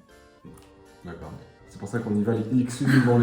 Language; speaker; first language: French; native; French